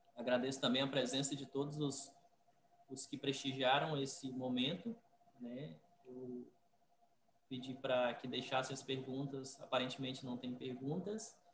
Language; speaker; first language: Portuguese; native; Portuguese